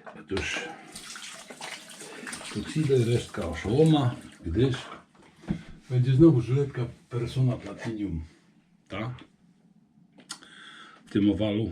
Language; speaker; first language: Polish; native; Polish